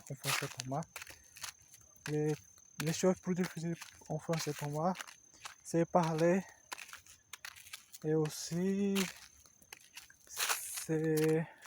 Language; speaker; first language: French; non-native, learner; Portuguese